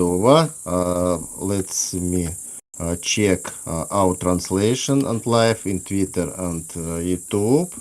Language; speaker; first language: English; non-native, learner; Russian